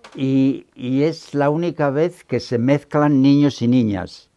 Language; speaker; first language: Spanish; native; Spanish